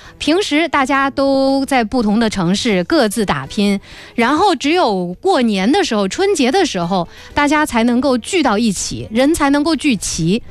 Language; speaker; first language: Chinese; native; Chinese